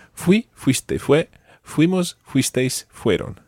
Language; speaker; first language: Spanish; non-native, fluent; English